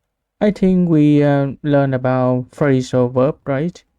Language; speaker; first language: English; non-native, learner; Vietnamese